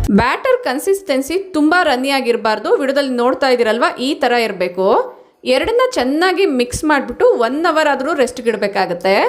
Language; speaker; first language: Kannada; non-native, local second language; Telugu